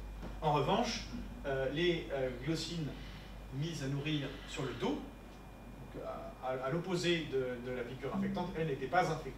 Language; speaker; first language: French; native; French